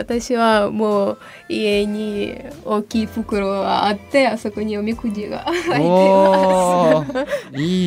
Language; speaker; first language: Japanese; non-native, fluent; Ukrainian